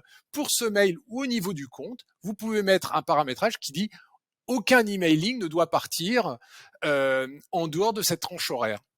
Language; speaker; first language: French; native; French